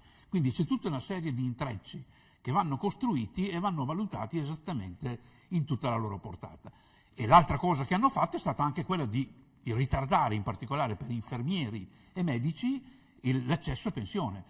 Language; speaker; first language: Italian; native; Italian